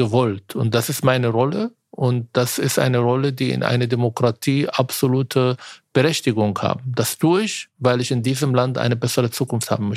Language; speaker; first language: German; non-native, fluent; Arabic